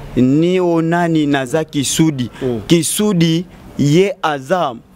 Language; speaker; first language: Lingala; non-native, local second language; Kongo